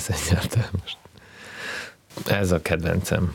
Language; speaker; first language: Hungarian; early bilingual, heritage; Russian